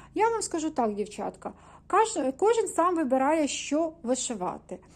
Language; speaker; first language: Ukrainian; non-native, local second language; Russian